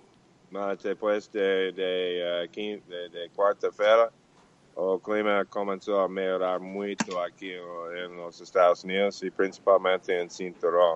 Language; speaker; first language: Portuguese; non-native, learner; Spanish